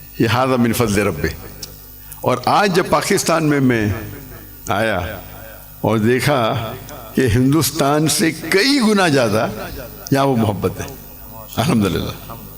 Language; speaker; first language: Urdu; non-native, local second language; English